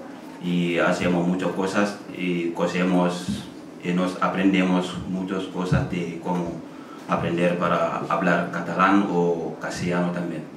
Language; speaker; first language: Spanish; non-native, learner; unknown